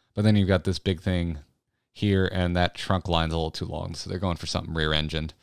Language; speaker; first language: English; native; English